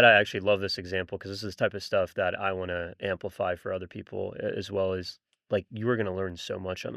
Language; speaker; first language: English; native; English